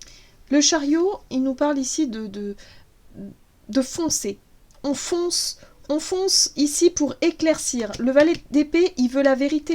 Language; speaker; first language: French; native; French